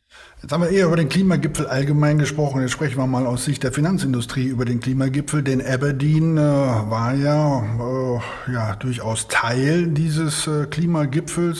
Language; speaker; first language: German; native; German